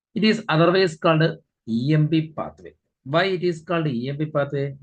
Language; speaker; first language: English; non-native, local second language; Malayalam